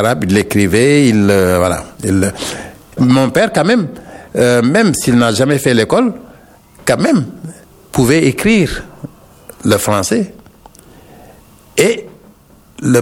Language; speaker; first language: French; non-native, local second language; Wolof